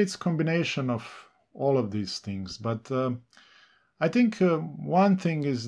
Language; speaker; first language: English; non-native, fluent; Serbian